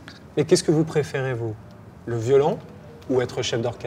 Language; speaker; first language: French; native; French